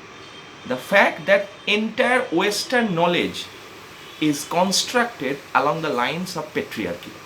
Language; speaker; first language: English; non-native, local second language; Bangla